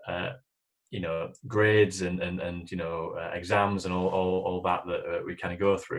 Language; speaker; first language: English; native; English